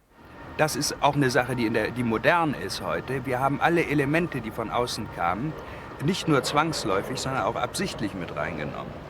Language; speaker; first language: German; native; German